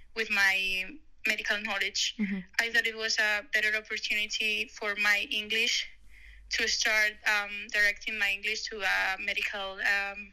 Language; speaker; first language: English; non-native, fluent; Spanish